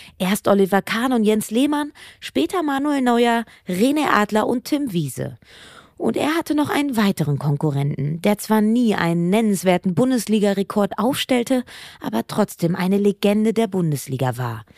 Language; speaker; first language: German; native; German